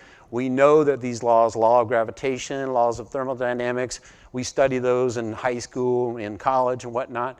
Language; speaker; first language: English; native; English